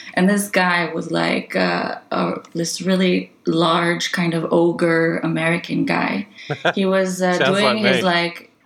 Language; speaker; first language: English; non-native, fluent; Hebrew